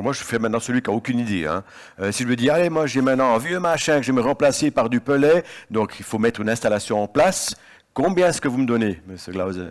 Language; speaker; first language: French; native; French